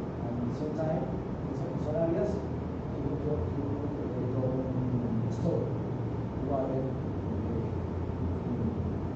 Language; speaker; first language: English; non-native, learner; Spanish